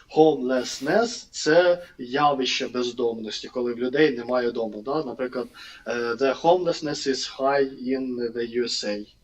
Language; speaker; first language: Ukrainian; non-native, local second language; Russian